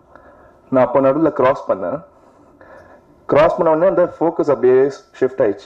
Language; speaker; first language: Tamil; non-native, fluent; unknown